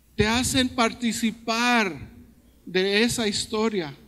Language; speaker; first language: Spanish; early bilingual, heritage; Spanish